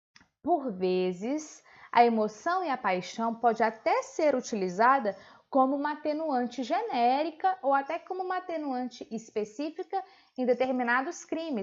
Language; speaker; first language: Portuguese; native; Portuguese